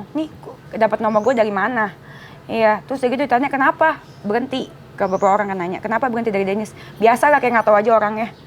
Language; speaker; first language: Indonesian; native; Indonesian